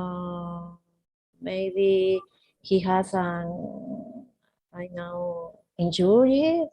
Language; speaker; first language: English; non-native, learner; Spanish